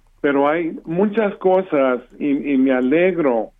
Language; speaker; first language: Spanish; early bilingual, heritage; English